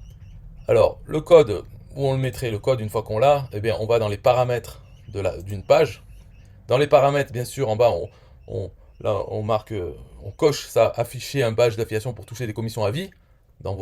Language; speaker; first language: French; native; French